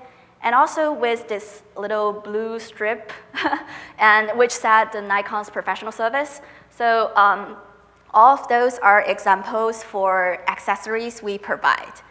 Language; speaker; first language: English; non-native, fluent; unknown